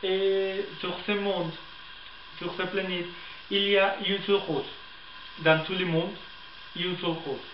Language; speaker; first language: French; non-native, learner; Spanish